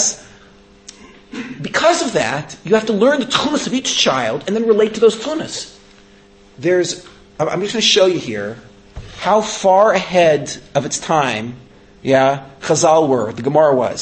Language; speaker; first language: English; native; English